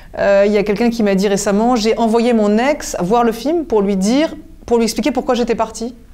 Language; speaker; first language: French; native; French